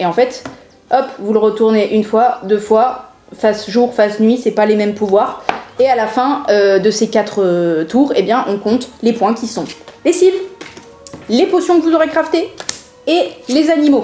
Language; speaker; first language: French; native; French